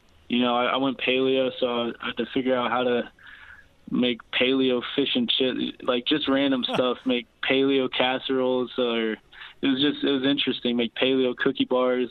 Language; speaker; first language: English; native; English